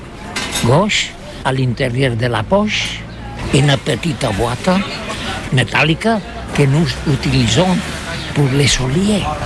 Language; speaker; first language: French; non-native, learner; Spanish